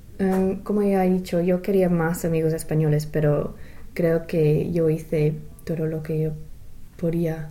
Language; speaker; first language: Spanish; non-native, fluent; English